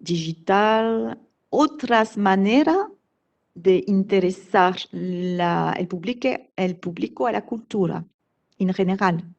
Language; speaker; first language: Spanish; non-native, fluent; French